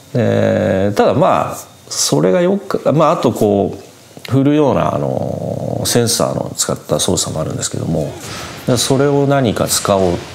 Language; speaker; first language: Japanese; native; Japanese